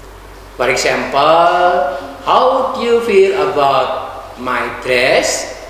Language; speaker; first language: English; non-native, fluent; Indonesian